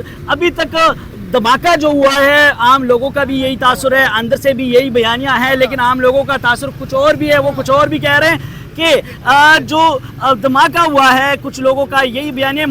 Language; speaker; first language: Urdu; non-native, local second language; Pashto